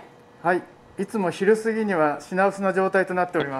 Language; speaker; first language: Japanese; native; Japanese